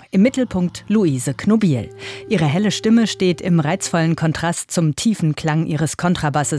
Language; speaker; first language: German; native; German